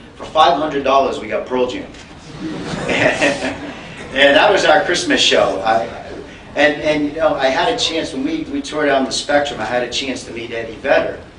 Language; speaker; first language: English; native; English